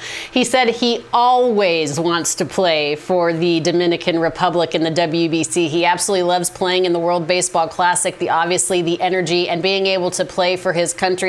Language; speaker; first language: English; native; English